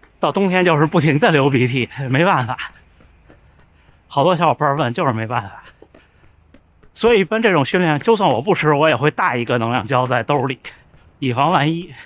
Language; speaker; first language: Chinese; native; Chinese